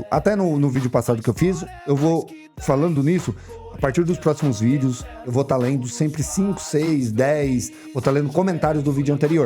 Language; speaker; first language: Portuguese; native; Portuguese